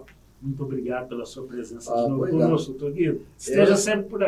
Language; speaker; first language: Portuguese; native; Portuguese